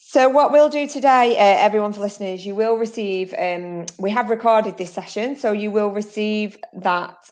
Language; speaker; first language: English; native; English